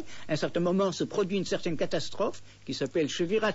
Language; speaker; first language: French; native; French